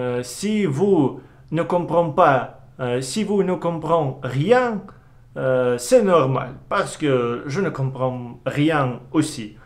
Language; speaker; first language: French; non-native, learner; Russian